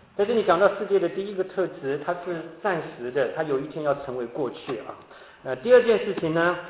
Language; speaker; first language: Chinese; native; Chinese